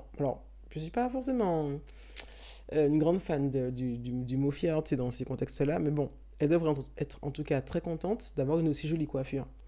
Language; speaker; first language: French; native; French